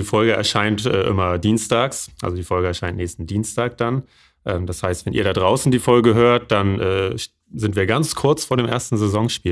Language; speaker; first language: German; native; German